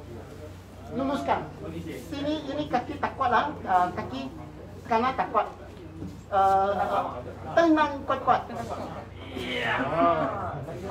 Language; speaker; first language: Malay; non-native, local second language; Cantonese